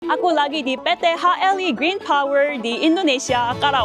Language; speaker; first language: Indonesian; non-native, fluent; Korean